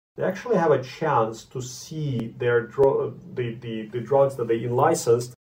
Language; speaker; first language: English; non-native, fluent; Latvian